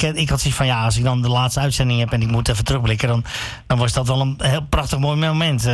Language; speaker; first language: Dutch; native; Dutch